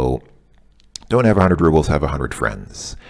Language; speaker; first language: Russian; non-native, learner; English